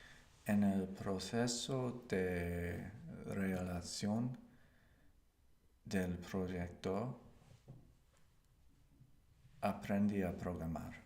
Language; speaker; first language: Spanish; non-native, learner; English